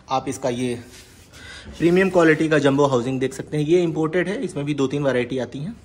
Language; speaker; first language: Hindi; native; Hindi